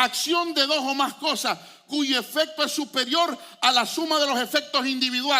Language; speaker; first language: Spanish; native; Spanish